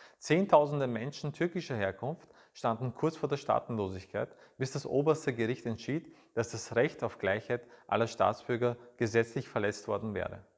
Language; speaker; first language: German; early bilingual, other home language; Turkish